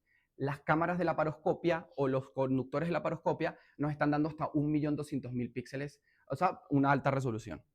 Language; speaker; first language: Spanish; native; Spanish